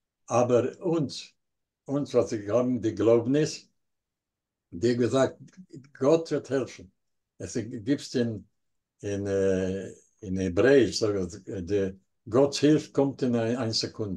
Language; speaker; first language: German; non-native, learner; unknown